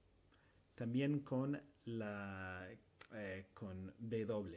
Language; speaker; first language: Spanish; non-native, fluent; English